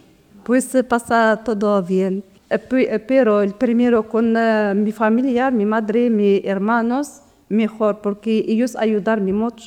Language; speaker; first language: Spanish; non-native, learner; Arabic